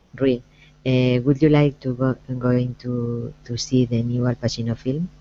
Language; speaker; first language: English; non-native, learner; Spanish